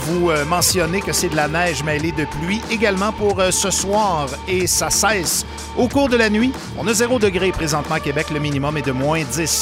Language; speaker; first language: French; native; French